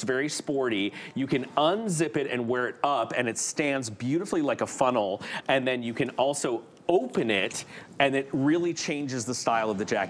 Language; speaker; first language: English; native; English